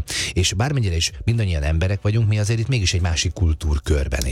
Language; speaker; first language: Hungarian; native; Hungarian